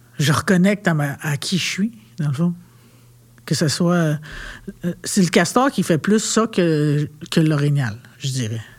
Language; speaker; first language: French; non-native, local second language; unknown